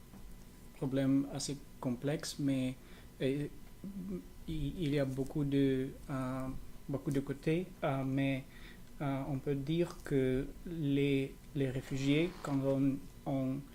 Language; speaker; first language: French; non-native, learner; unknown